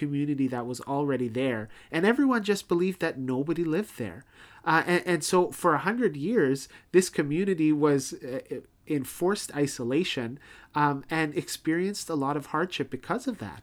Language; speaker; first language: English; native; English